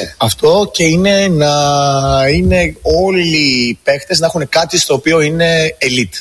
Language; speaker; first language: Greek; early bilingual, heritage; English